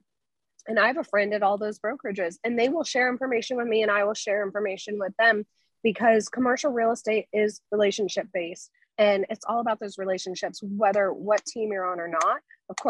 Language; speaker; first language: English; native; English